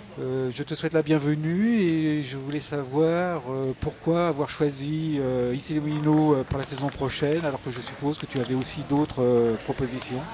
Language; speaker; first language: French; native; French